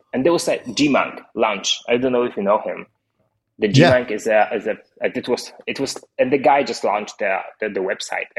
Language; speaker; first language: English; non-native, fluent; Polish